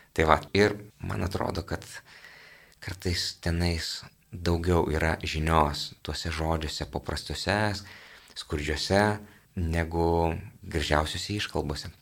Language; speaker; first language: Lithuanian; native; Lithuanian